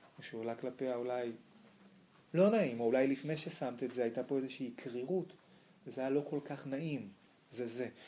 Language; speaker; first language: Hebrew; native; Hebrew